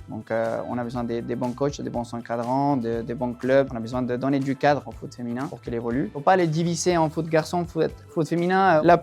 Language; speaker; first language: French; non-native, fluent; Spanish